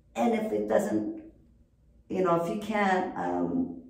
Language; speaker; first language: English; non-native, fluent; Korean